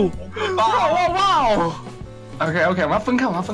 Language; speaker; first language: Chinese; native; Chinese